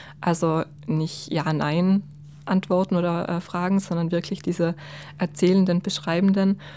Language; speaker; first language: German; native; German